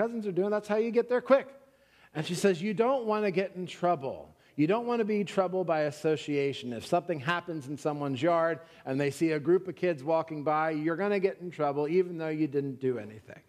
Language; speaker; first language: English; native; English